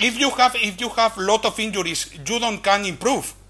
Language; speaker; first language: English; non-native, learner; Spanish